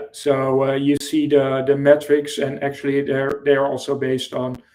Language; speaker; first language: English; non-native, fluent; Dutch